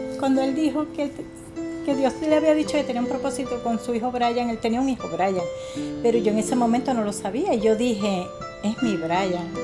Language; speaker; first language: Spanish; native; Spanish